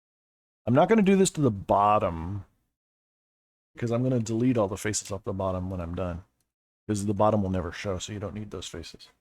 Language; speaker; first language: English; native; English